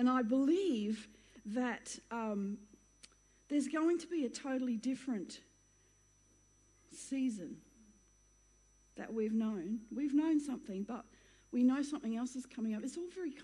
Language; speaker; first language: English; native; English